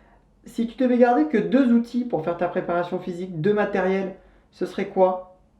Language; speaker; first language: French; native; French